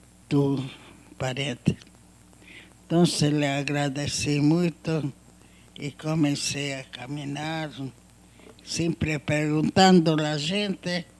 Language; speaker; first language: Spanish; non-native, learner; Hungarian